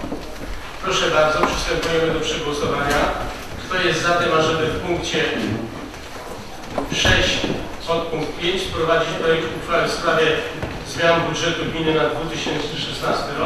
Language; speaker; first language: Polish; native; Polish